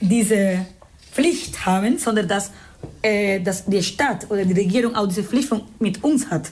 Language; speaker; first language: German; non-native, fluent; Spanish